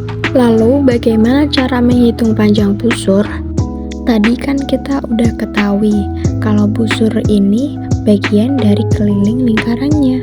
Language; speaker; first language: Indonesian; native; Indonesian